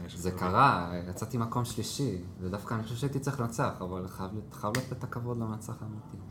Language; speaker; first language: Hebrew; native; Hebrew